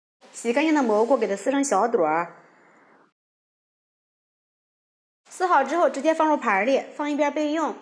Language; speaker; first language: Chinese; native; Chinese